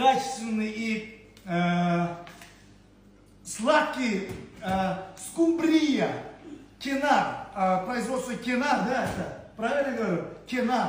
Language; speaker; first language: Russian; non-native, local second language; Turkmen